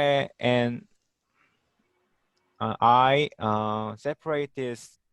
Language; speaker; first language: English; non-native, learner; Korean